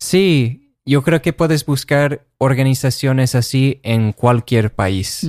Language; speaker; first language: Spanish; non-native, fluent; English